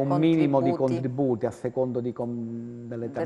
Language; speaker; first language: Italian; native; Italian